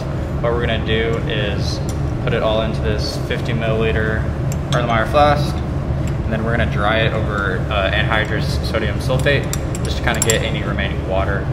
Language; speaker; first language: English; native; English